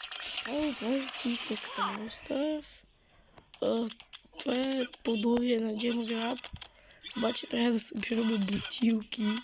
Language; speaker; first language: Bulgarian; native; Bulgarian